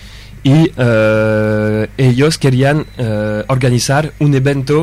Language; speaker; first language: Spanish; non-native, fluent; French